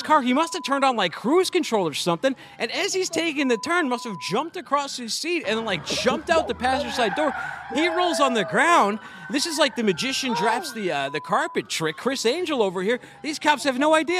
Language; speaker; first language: English; native; English